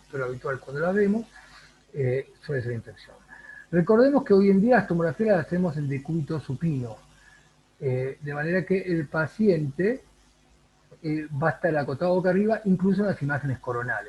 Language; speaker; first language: Spanish; native; Spanish